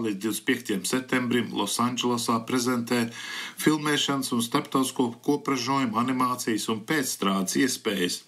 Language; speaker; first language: Latvian; early bilingual, heritage; Latvian